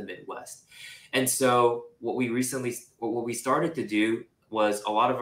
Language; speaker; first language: English; non-native, local second language; Japanese